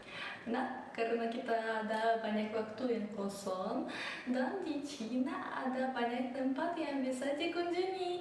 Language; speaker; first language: Indonesian; early bilingual, other home language; Russian